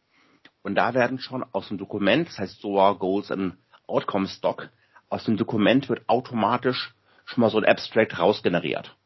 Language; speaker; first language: German; native; German